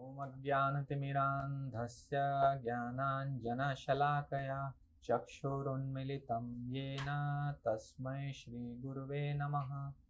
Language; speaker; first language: Hindi; native; Hindi